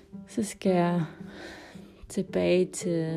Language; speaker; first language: Danish; non-native, local second language; Kalaallisut